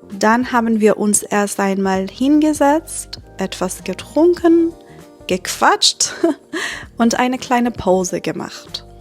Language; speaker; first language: German; non-native, fluent; Persian